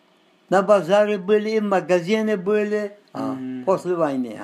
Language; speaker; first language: Russian; non-native, local second language; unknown